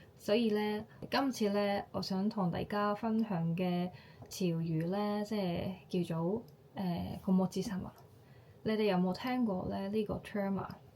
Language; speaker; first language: Cantonese; non-native, fluent; Japanese